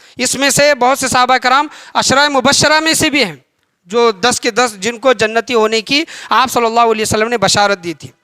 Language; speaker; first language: Urdu; native; Urdu